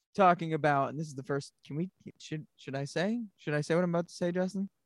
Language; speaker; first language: English; native; English